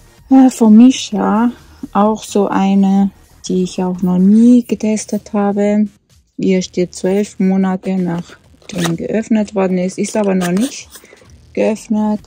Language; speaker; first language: German; non-native, fluent; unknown